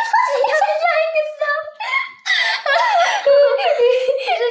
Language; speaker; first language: German; early bilingual, other home language; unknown